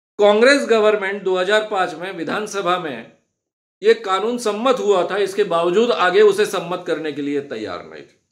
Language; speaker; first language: Hindi; non-native, local second language; Marathi